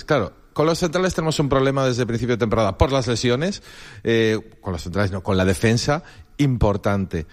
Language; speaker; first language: Spanish; native; Spanish